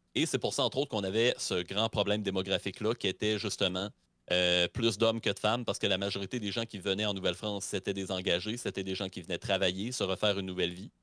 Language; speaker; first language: French; native; French